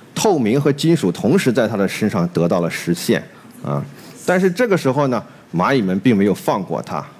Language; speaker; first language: Chinese; native; Chinese